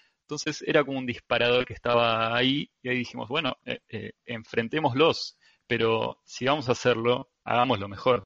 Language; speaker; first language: Spanish; native; Spanish